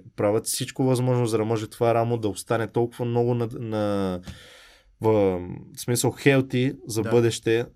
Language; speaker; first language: Bulgarian; early bilingual, heritage; Bulgarian